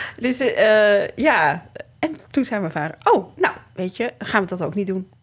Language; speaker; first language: Dutch; early bilingual, other home language; Riffian